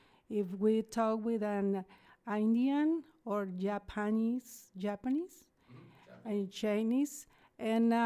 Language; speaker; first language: English; non-native, learner; Spanish